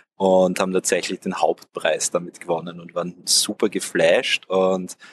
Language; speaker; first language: German; native; German